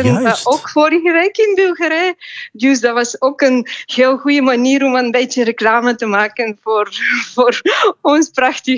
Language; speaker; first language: Dutch; non-native, fluent; Bulgarian